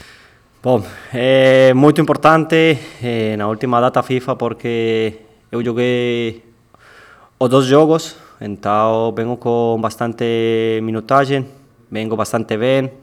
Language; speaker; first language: Portuguese; non-native, learner; Spanish